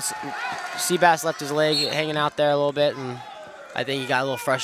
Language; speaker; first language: English; native; English